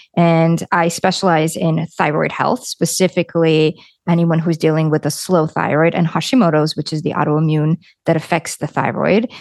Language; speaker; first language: English; early bilingual, other home language; Lithuanian